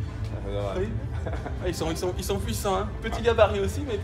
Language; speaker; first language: French; native; French